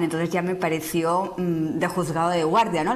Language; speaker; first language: Spanish; native; Spanish